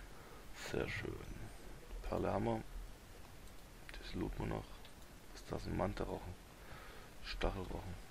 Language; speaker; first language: German; native; German